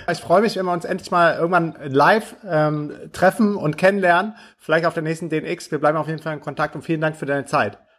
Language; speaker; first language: German; native; German